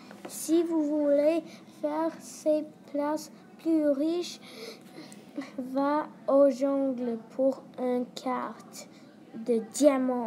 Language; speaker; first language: French; non-native, learner; English